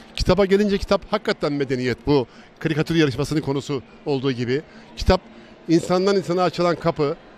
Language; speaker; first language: Turkish; native; Turkish